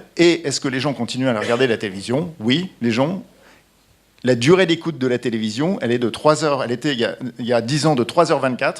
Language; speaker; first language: French; native; French